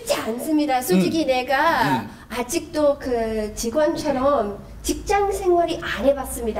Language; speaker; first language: Korean; non-native, learner; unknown